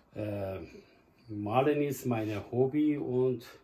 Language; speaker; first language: German; non-native, learner; Persian